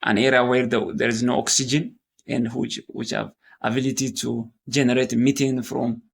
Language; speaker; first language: English; non-native, local second language; Amharic